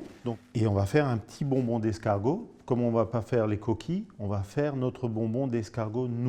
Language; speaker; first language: French; native; French